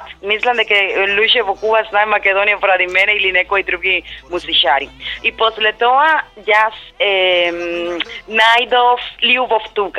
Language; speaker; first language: Macedonian; non-native, learner; Spanish